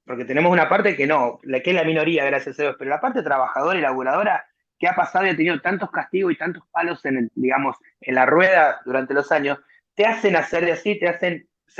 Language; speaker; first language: Spanish; native; Spanish